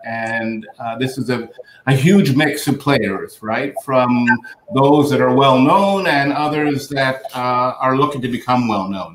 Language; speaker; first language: English; native; English